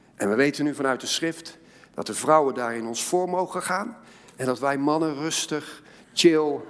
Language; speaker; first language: Dutch; native; Dutch